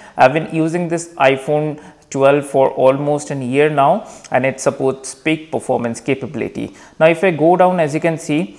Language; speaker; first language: English; non-native, local second language; Hindi